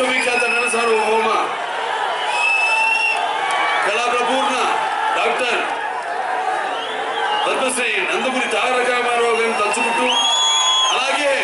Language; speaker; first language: Telugu; native; Telugu